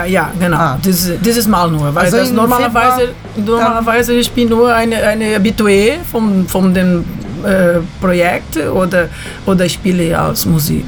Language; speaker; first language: German; non-native, learner; Portuguese